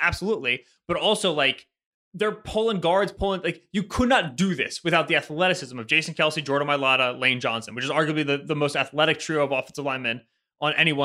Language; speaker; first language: English; native; English